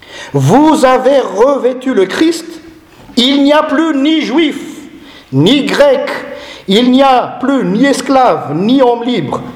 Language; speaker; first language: French; non-native, local second language; Malagasy